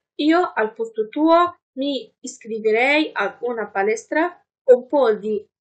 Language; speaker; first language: Italian; non-native, fluent; Arabic